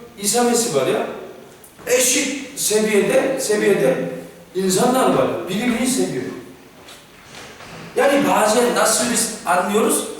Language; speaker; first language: Turkish; non-native, fluent; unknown